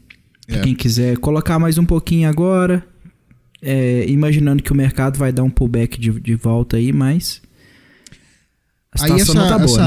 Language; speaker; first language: Portuguese; native; Portuguese